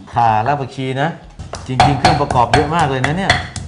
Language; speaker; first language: Thai; native; Thai